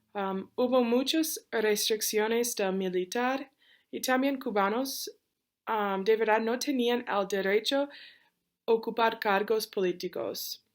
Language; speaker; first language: Spanish; non-native, learner; English